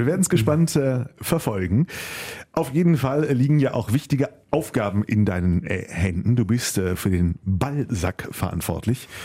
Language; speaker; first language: German; native; German